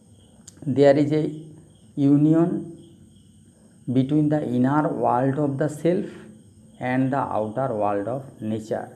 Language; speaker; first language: English; non-native, local second language; Bangla